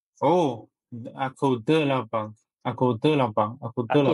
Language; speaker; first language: French; non-native, learner; Chinese